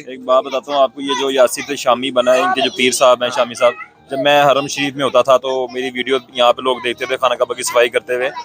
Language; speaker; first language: Urdu; native; Urdu